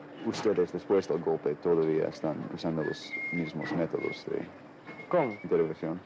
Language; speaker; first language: Spanish; non-native, fluent; English